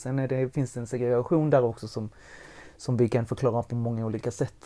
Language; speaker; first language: Swedish; early bilingual, other home language; Spanish